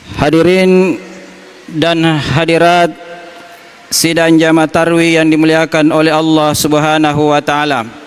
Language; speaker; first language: Malay; non-native, local second language; Buginese